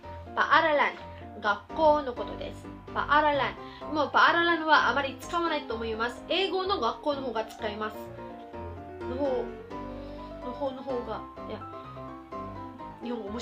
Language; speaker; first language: Japanese; non-native, fluent; Filipino